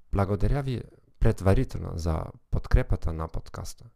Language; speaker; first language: Bulgarian; non-native, learner; German